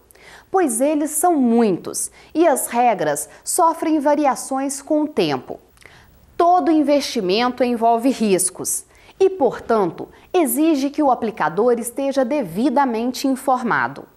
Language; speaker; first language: Portuguese; native; Portuguese